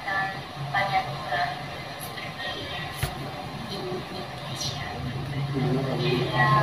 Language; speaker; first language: Indonesian; non-native, learner; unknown